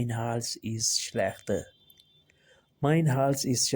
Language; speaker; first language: German; non-native, learner; Urdu